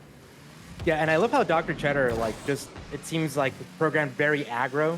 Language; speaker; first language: English; native; English